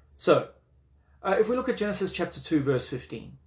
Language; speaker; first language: English; native; English